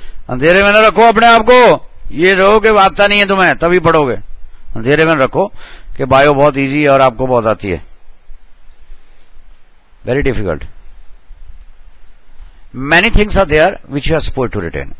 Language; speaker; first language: Hindi; native; Hindi